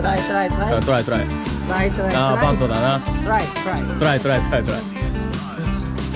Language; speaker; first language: Japanese; native; Japanese